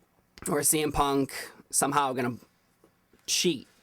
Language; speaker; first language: English; native; English